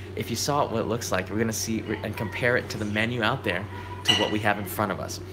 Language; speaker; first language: English; native; English